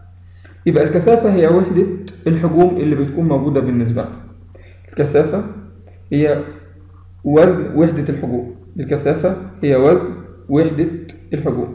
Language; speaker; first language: Arabic; native; Arabic